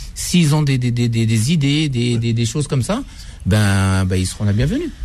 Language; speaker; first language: French; non-native, local second language; Arabic